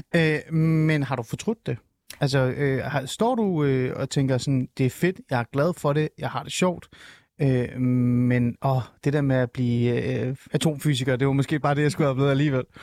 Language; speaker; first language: Danish; early bilingual, other home language; Persian